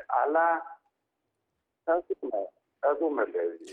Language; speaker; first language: Greek; non-native, learner; Ukrainian